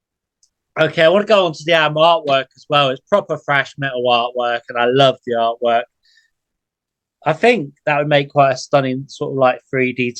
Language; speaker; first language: English; native; English